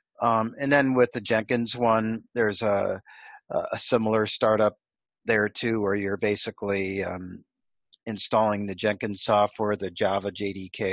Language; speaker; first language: English; native; English